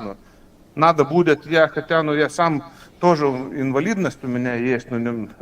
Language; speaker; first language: Russian; non-native, fluent; Lithuanian